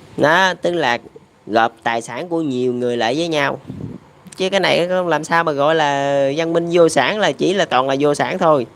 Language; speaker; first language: Vietnamese; native; Vietnamese